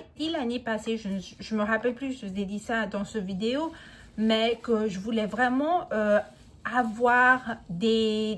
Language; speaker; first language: French; non-native, fluent; Spanish